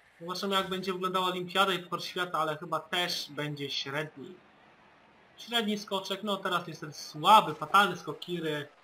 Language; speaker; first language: Polish; native; Polish